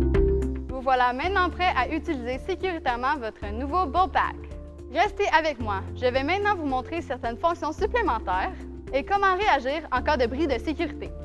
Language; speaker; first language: French; native; French